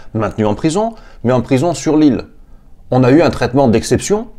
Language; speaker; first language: French; native; French